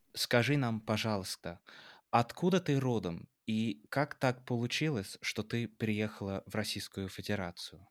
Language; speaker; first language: Russian; non-native, fluent; English